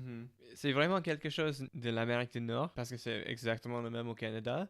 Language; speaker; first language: French; non-native, fluent; English